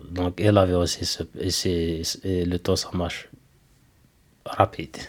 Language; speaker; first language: French; non-native, local second language; Kabyle